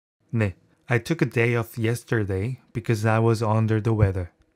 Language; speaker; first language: English; non-native, fluent; Korean